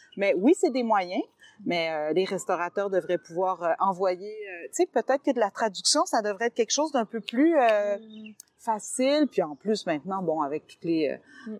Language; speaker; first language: French; native; French